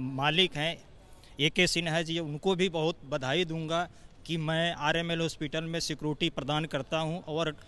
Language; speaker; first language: Hindi; native; Hindi